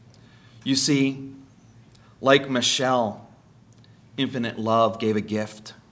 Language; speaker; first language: English; native; English